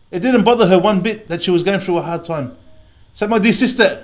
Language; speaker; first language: English; native; English